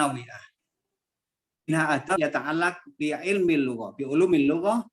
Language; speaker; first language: Arabic; non-native, fluent; Indonesian